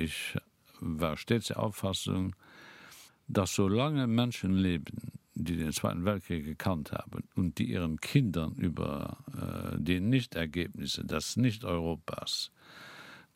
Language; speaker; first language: German; non-native, local second language; Luxembourgish